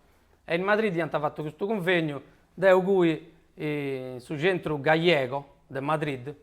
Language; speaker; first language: Italian; native; Italian